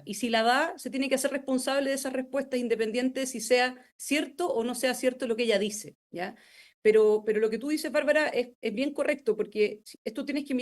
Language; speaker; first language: Spanish; native; Spanish